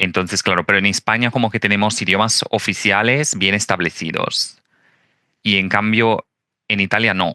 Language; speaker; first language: Spanish; non-native, fluent; Italian